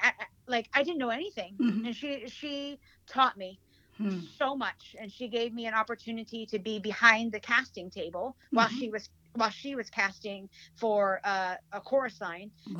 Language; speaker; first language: English; early bilingual, other home language; Hiligaynon